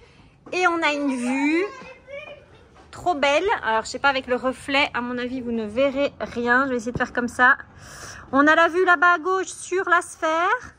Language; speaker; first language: French; native; French